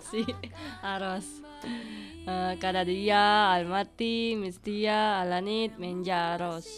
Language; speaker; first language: Catalan; non-native, learner; Indonesian